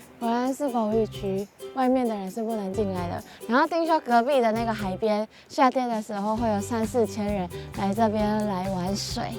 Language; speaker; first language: Chinese; non-native, fluent; Japanese